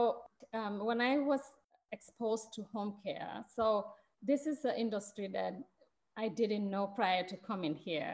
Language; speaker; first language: English; non-native, local second language; Mandingo